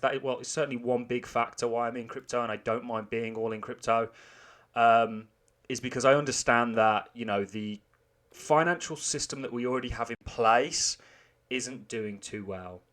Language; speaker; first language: English; native; English